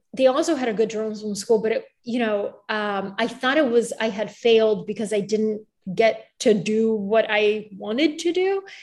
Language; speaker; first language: English; early bilingual, other home language; Bulgarian